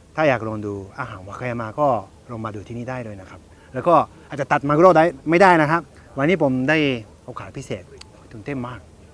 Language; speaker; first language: Thai; non-native, fluent; Japanese